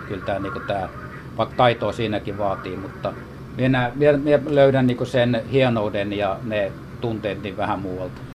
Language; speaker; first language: Finnish; native; Finnish